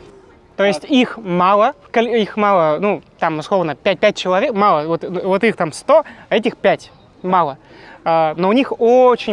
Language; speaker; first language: Russian; native; Russian